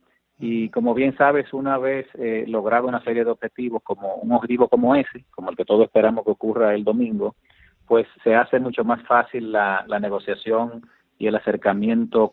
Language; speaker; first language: Spanish; native; Spanish